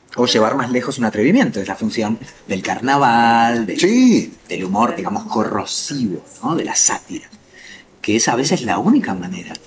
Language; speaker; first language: Spanish; native; Spanish